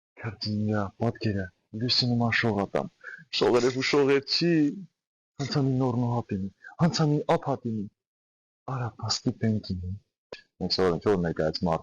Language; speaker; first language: Armenian; native; Armenian